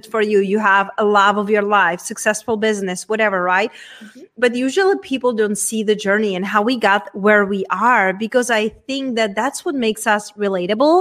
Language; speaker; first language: English; non-native, fluent; Czech